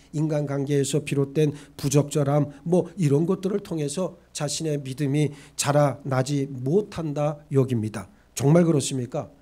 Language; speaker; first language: Korean; native; Korean